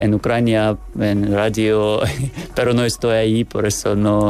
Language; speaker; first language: Spanish; non-native, learner; Ukrainian